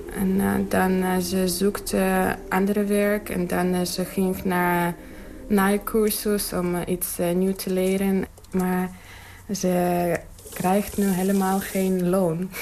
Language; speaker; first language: Dutch; non-native, learner; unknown